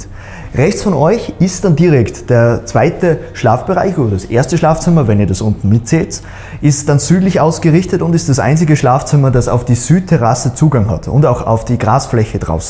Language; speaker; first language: German; native; German